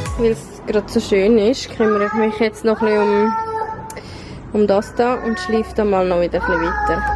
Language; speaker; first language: German; native; German